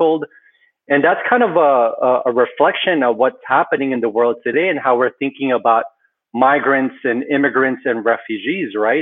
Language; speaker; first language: English; early bilingual, other home language; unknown